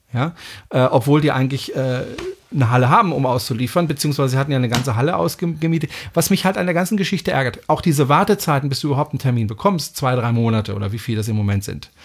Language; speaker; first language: German; non-native, fluent; French